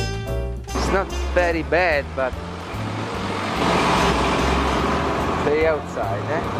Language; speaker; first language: English; non-native, learner; Italian